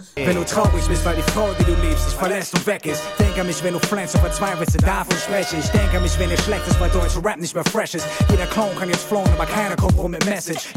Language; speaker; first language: German; native; German